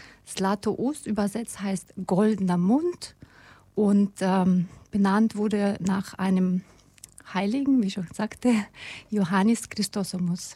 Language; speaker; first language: German; non-native, fluent; Russian